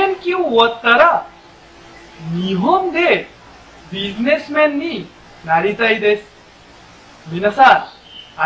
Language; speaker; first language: Japanese; non-native, learner; Bangla